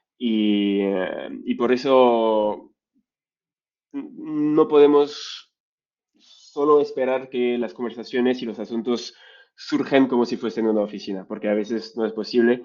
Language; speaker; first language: Spanish; non-native, fluent; French